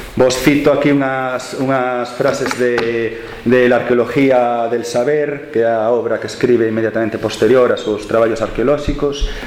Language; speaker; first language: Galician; non-native, local second language; Spanish